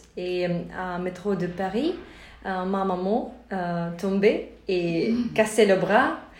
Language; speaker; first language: French; non-native, learner; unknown